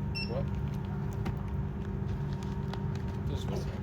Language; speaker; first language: French; native; French